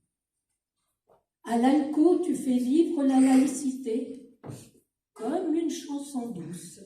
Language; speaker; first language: French; native; French